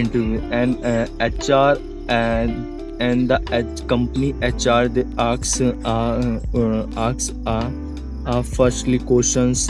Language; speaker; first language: English; non-native, learner; Hindi